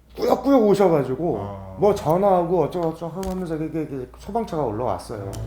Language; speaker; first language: Korean; native; Korean